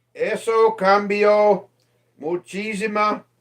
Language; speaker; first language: Spanish; non-native, learner; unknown